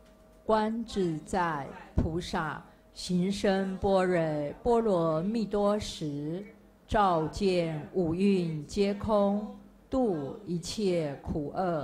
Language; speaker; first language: Chinese; native; Chinese